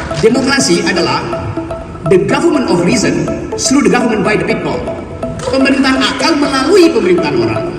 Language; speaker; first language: Indonesian; native; Indonesian